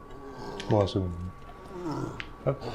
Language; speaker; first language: French; native; French